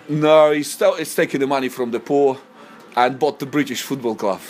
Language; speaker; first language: English; non-native, fluent; Russian